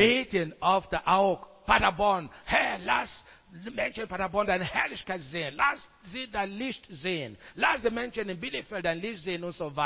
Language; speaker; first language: German; non-native, learner; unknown